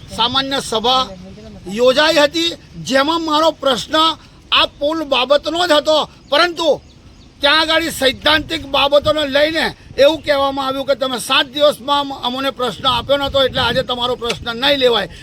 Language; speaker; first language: Gujarati; native; Gujarati